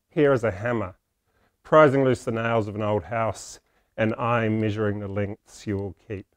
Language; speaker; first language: English; native; English